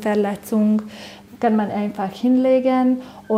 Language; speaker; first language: German; non-native, fluent; Hungarian